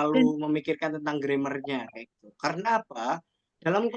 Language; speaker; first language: Indonesian; native; Indonesian